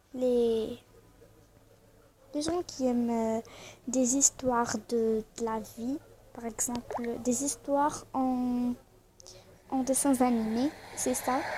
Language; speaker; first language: French; non-native, learner; Arabic